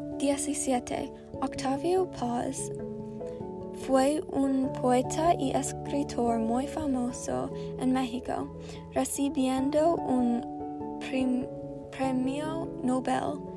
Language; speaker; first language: Spanish; non-native, learner; English